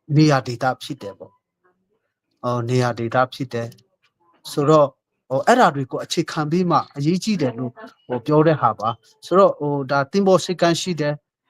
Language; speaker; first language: Burmese; non-native, local second language; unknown